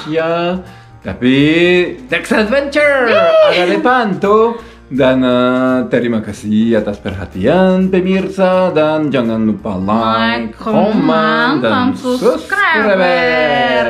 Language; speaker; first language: Indonesian; non-native, learner; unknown